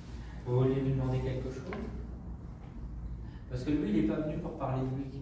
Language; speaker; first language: French; native; French